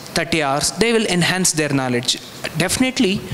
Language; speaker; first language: English; non-native, local second language; Kannada